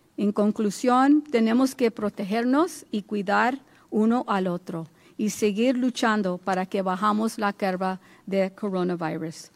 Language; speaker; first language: Spanish; early bilingual, heritage; Spanish